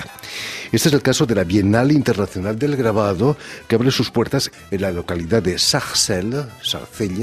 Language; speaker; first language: Spanish; native; Spanish